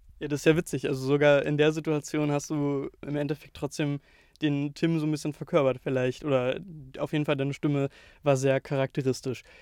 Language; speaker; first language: German; native; German